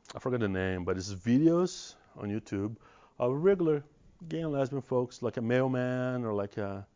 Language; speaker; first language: English; non-native, fluent; Portuguese